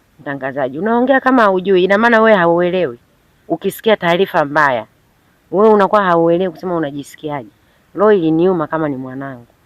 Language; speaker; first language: Swahili; native; Swahili